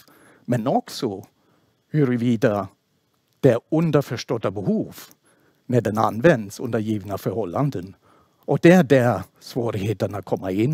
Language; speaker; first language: Swedish; non-native, fluent; German